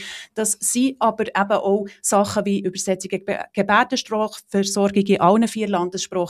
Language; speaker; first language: German; native; German